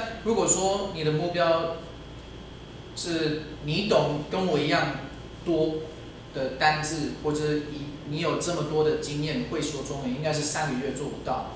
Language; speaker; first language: Chinese; non-native, fluent; English